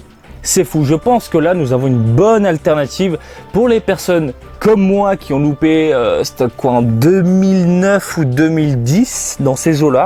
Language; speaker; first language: French; native; French